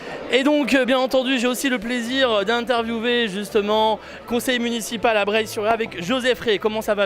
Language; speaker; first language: French; native; French